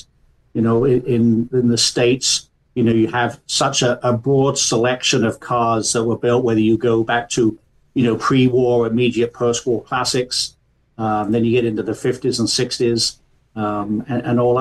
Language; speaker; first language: English; native; English